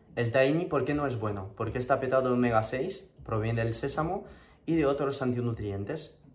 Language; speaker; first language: Spanish; non-native, fluent; French